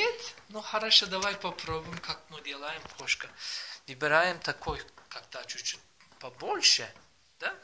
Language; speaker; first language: Russian; non-native, learner; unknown